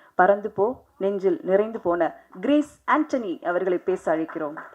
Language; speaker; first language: Tamil; native; Tamil